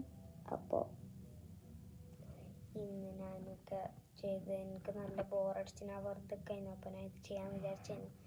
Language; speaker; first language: Malayalam; early bilingual, heritage; Malayalam